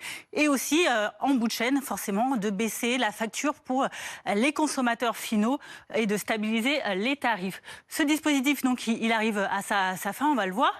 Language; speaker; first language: French; native; French